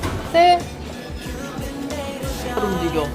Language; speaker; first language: Korean; native; Korean